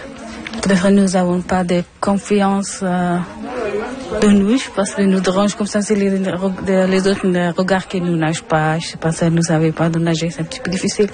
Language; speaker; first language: French; non-native, learner; Persian